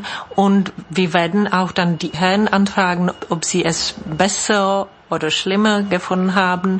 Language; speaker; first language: German; non-native, fluent; Czech